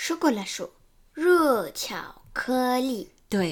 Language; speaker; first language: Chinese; non-native, learner; French